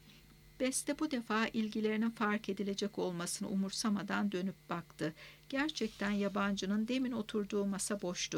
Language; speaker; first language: Turkish; native; Turkish